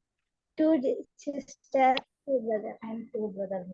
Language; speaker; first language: English; non-native, learner; Tamil